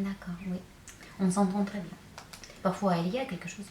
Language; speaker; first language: French; non-native, fluent; Russian